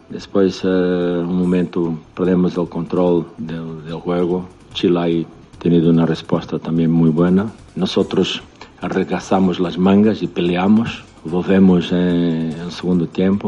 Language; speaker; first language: Spanish; non-native, learner; Portuguese